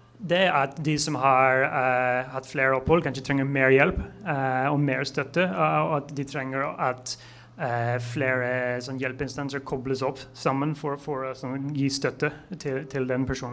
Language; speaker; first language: Norwegian; non-native, fluent; English